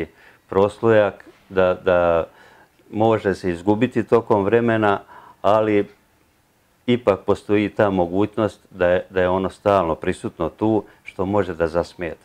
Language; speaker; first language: Serbian; native; Serbian